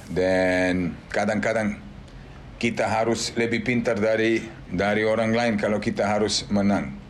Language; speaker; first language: Indonesian; non-native, fluent; Serbian